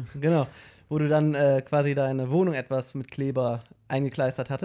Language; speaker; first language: German; native; German